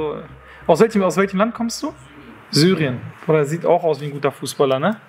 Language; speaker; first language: German; native; German